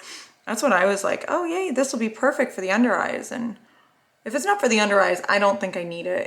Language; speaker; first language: English; native; English